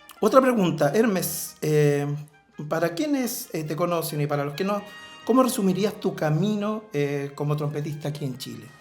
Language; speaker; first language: Spanish; native; Spanish